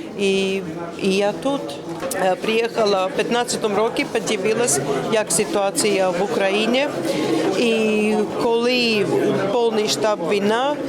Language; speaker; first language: Ukrainian; non-native, learner; Latvian